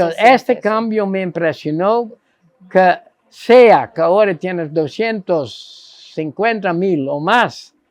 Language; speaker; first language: Spanish; non-native, fluent; Dutch